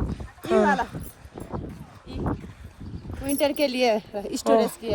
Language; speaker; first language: Hindi; non-native, learner; Nepali